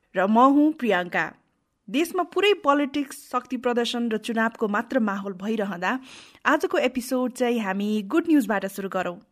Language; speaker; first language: Nepali; native; Nepali